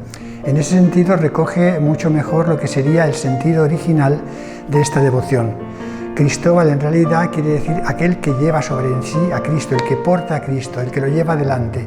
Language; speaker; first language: Spanish; native; Spanish